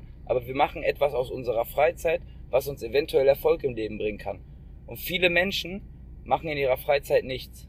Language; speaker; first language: German; native; German